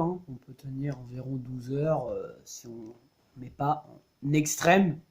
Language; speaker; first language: French; native; French